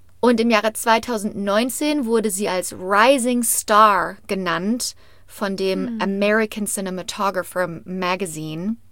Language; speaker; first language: German; native; German